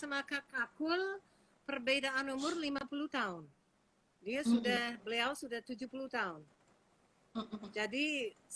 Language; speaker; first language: Indonesian; non-native, fluent; English